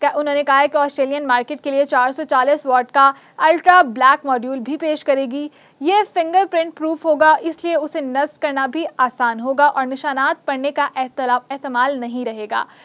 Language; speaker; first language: Urdu; native; Urdu